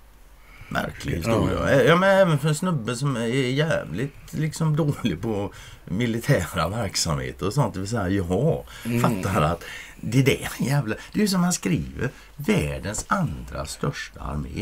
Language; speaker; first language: Swedish; native; Swedish